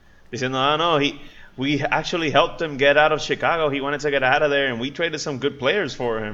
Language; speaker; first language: English; non-native, local second language; Spanish